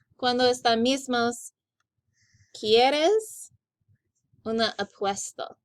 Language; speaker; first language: Spanish; non-native, learner; English